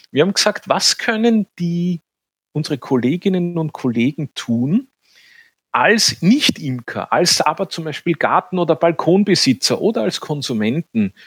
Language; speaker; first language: German; native; German